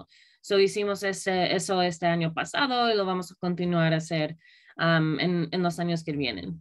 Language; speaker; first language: Spanish; early bilingual, other home language; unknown